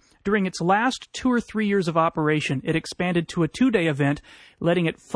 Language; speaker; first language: English; native; English